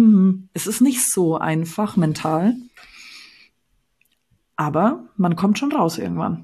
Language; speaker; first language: German; native; German